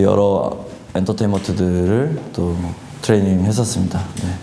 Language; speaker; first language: Korean; native; Korean